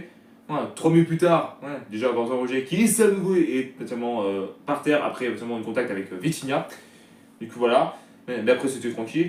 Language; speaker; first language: French; native; French